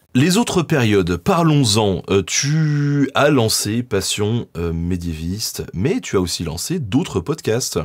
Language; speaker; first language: French; native; French